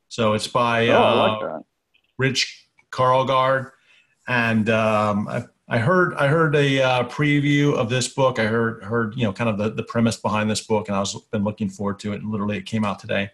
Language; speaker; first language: English; native; English